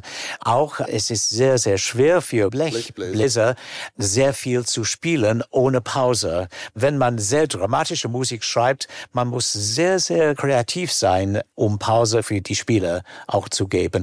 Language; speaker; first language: German; non-native, fluent; English